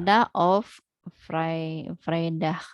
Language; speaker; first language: Dutch; non-native, learner; Indonesian